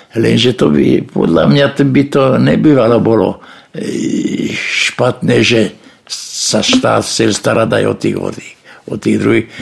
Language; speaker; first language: Slovak; non-native, local second language; Hungarian